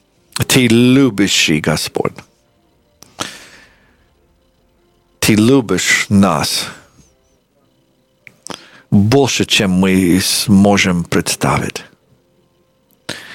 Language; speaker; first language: Russian; non-native, fluent; English